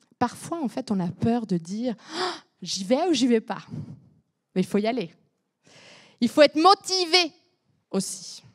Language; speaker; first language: French; non-native, fluent; Spanish